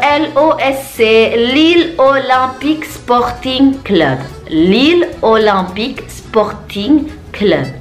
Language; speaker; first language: French; non-native, learner; Indonesian